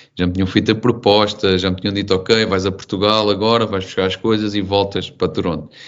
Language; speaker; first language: Portuguese; native; Portuguese